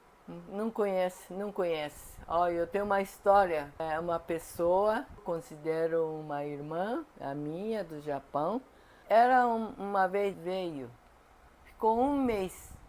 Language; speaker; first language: Portuguese; non-native, fluent; Japanese